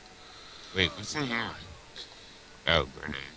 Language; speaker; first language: English; native; English